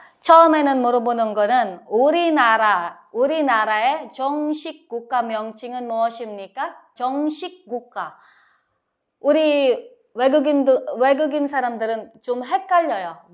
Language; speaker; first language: Korean; non-native, fluent; Filipino